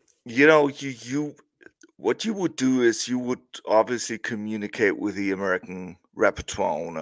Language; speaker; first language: English; non-native, fluent; German